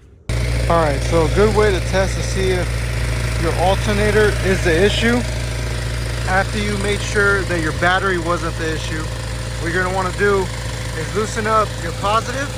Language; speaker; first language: English; native; English